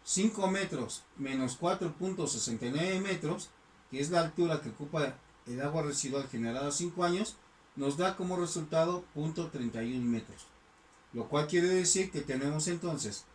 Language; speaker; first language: Spanish; native; Spanish